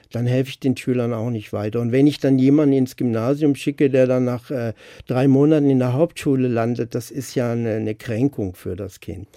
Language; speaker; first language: German; native; German